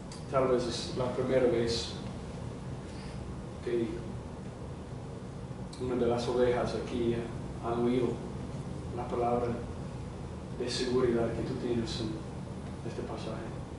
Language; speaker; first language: Spanish; non-native, fluent; English